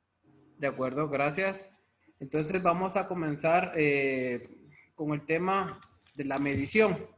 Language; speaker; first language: Spanish; native; Spanish